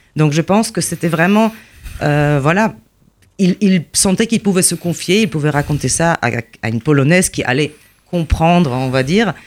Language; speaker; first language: French; non-native, fluent; Polish